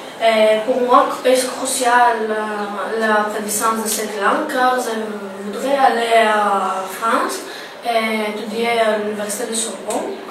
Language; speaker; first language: French; non-native, learner; Greek